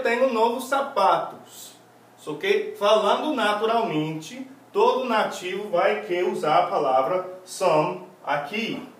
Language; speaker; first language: Portuguese; non-native, fluent; English